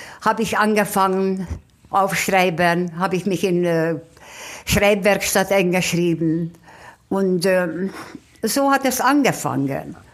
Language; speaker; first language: German; non-native, fluent; Hungarian